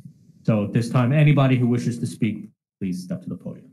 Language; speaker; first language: English; native; English